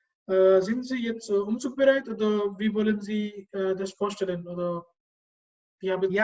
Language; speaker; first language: German; non-native, learner; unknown